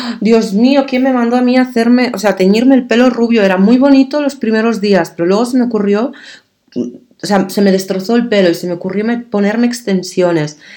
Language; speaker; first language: Spanish; early bilingual, other home language; Arabic